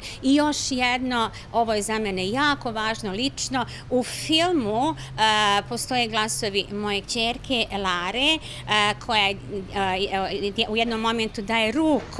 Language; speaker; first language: Bosnian; native; Bosnian